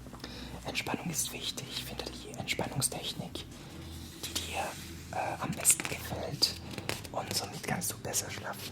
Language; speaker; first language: German; non-native, fluent; French